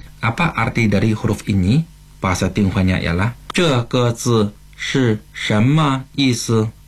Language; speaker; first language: Malay; non-native, fluent; Chinese